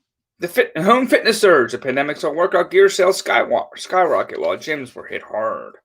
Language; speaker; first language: English; native; English